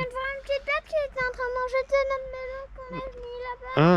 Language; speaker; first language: French; native; French